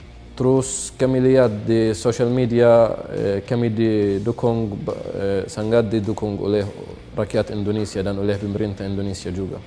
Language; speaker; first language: Indonesian; non-native, fluent; Arabic